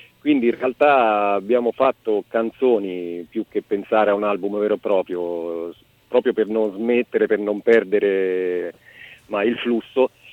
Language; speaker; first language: Italian; native; Italian